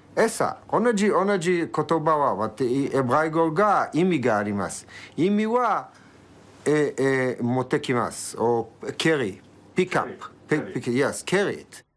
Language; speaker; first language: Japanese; non-native, learner; Hebrew